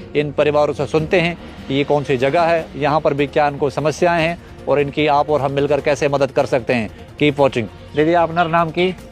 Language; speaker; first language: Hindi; native; Hindi